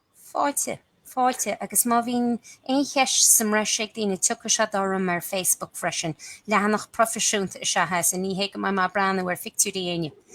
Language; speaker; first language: Irish; native; Irish